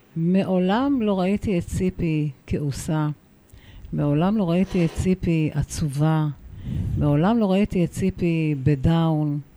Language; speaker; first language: Hebrew; native; Hebrew